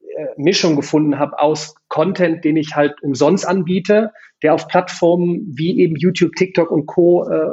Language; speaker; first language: German; native; German